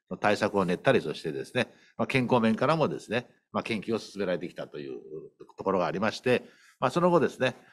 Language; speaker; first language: Japanese; native; Japanese